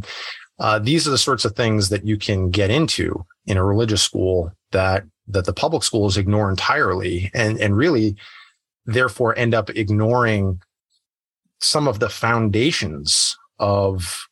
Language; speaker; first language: English; native; English